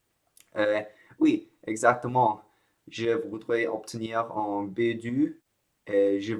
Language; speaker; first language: French; non-native, learner; English